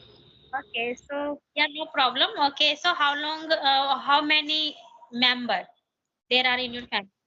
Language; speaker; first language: English; non-native, learner; Hindi